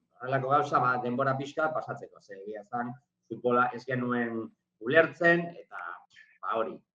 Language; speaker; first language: Basque; non-native, fluent; Galician